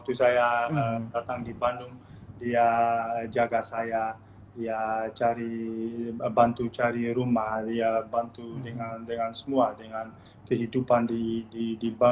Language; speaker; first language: Indonesian; non-native, fluent; Dutch